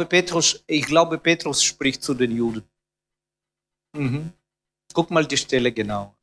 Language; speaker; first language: German; non-native, fluent; Russian